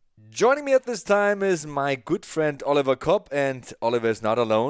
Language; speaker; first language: English; non-native, fluent; German